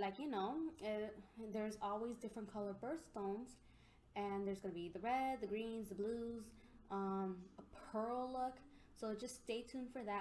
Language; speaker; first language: English; native; English